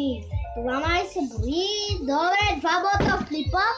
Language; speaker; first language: Bulgarian; native; Bulgarian